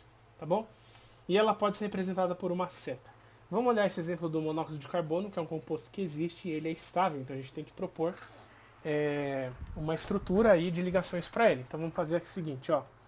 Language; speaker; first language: Portuguese; native; Portuguese